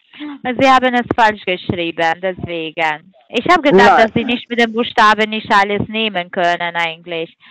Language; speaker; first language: German; non-native, fluent; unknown